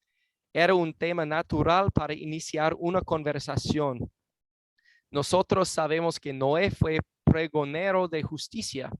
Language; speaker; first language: Spanish; non-native, fluent; English